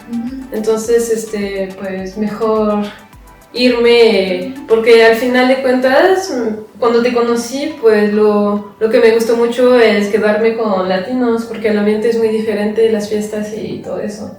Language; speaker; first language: Spanish; non-native, fluent; French